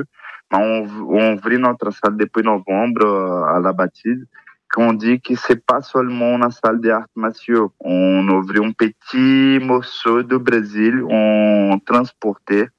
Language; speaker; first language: French; non-native, learner; Portuguese